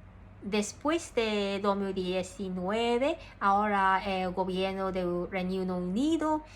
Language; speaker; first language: Spanish; non-native, learner; Cantonese